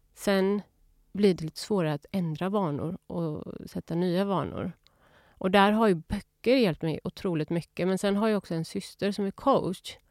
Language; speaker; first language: Swedish; early bilingual, other home language; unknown